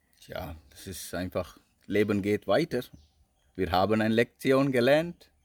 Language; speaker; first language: German; non-native, fluent; Sinhala